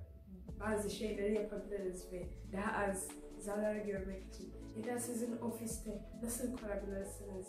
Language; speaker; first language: Turkish; non-native, fluent; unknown